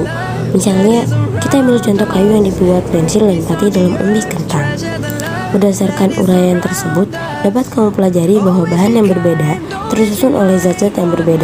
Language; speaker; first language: Indonesian; native; Indonesian